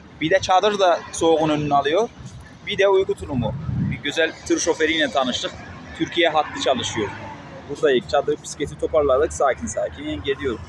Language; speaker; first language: Turkish; native; Turkish